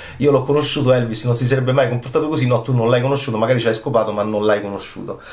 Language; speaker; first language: Italian; native; Italian